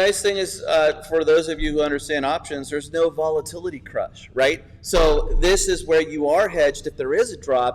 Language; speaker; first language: English; native; English